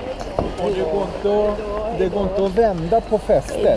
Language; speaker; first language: Swedish; native; Swedish